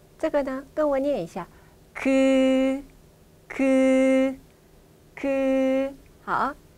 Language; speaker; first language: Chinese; non-native, fluent; Korean